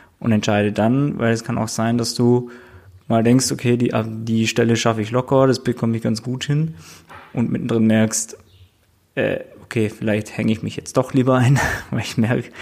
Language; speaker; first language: German; native; German